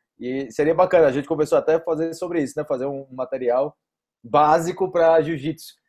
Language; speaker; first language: Portuguese; native; Portuguese